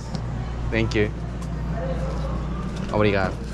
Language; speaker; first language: Portuguese; non-native, learner; Japanese